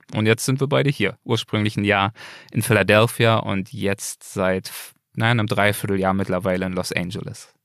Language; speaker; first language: German; native; German